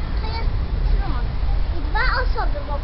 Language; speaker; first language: Polish; early bilingual, heritage; Polish